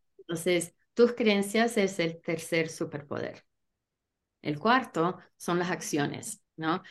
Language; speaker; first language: Spanish; early bilingual, heritage; Spanish